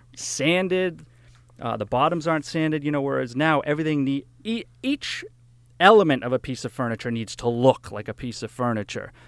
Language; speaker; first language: English; native; English